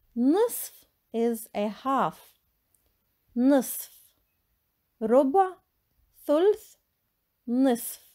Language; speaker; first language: Arabic; non-native, fluent; English